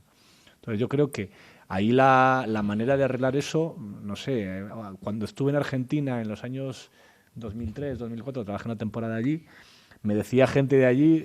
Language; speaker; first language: Spanish; native; Spanish